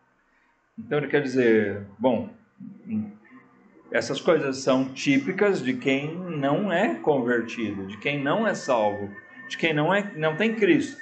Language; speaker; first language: Portuguese; native; Portuguese